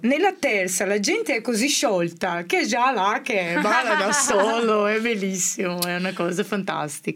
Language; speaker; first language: Italian; non-native, fluent; Portuguese